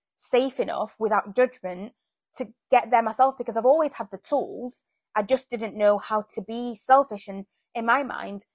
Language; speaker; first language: English; early bilingual, other home language; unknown